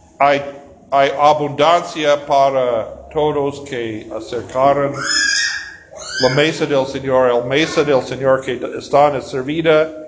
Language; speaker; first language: Spanish; non-native, learner; English